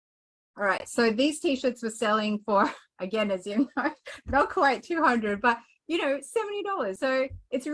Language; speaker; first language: English; native; English